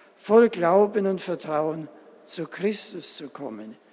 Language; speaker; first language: German; native; German